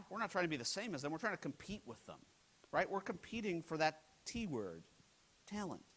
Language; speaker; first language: English; native; English